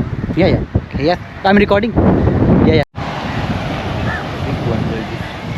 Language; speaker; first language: English; non-native, learner; Urdu